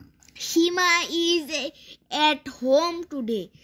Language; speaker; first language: English; non-native, fluent; Bangla